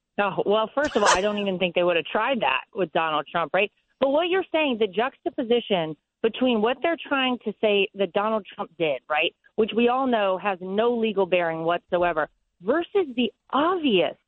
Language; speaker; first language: English; native; English